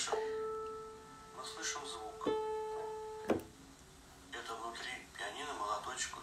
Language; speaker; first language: Russian; native; Russian